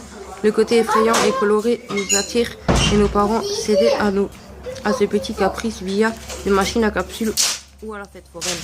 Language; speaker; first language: French; native; French